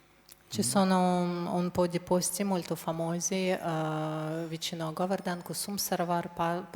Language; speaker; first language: Italian; non-native, fluent; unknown